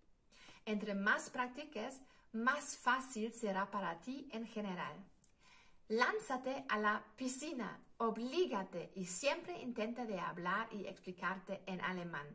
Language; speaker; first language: Spanish; non-native, fluent; German